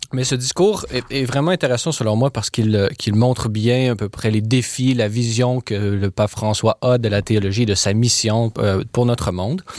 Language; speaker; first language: French; native; French